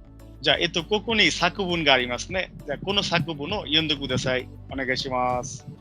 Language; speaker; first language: Japanese; non-native, fluent; Bangla